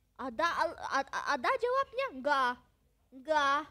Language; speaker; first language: Indonesian; non-native, learner; German